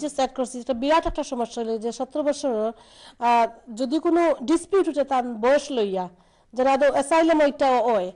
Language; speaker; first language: Bangla; early bilingual, heritage; Bangla